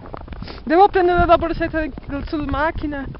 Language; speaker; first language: Italian; non-native, learner; Portuguese